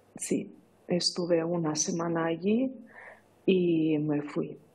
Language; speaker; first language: Spanish; non-native, fluent; Ukrainian